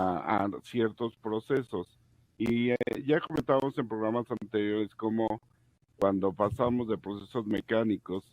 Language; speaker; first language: Spanish; native; Spanish